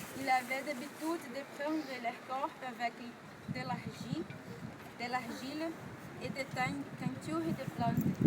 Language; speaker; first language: French; non-native, learner; Portuguese